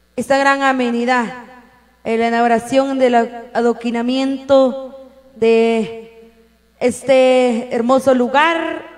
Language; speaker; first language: Spanish; native; Spanish